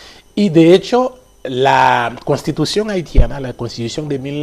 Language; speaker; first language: Spanish; non-native, fluent; Haitian Creole